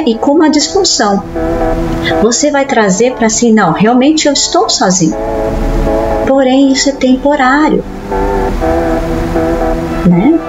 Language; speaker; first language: Portuguese; native; Portuguese